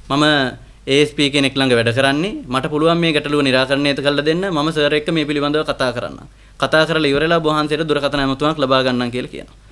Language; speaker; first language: Sinhala; native; Sinhala